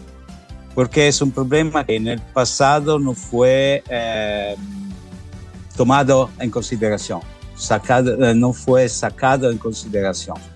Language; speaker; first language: Spanish; non-native, learner; Italian